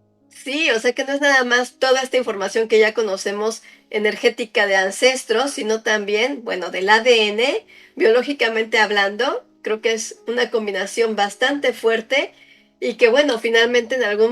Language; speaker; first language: Spanish; native; Spanish